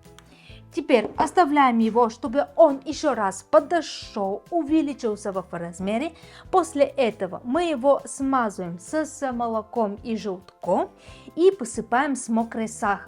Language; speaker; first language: Russian; non-native, fluent; Bulgarian